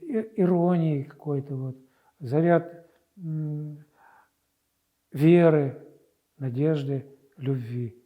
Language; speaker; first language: Russian; native; Russian